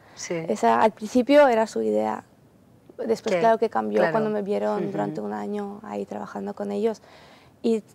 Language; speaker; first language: Spanish; non-native, fluent; Ukrainian